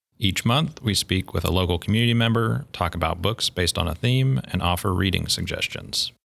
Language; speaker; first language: English; native; English